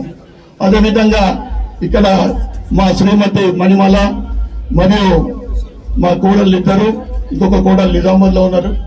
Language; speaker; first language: Telugu; native; Telugu